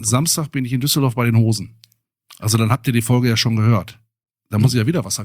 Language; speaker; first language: German; native; German